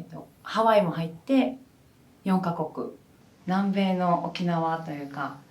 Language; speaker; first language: Japanese; native; Japanese